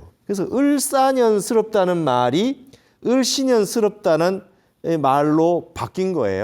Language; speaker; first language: Korean; native; Korean